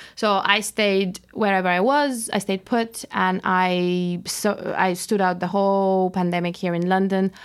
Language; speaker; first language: English; non-native, fluent; Bulgarian